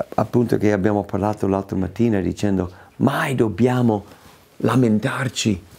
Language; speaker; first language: Italian; non-native, fluent; English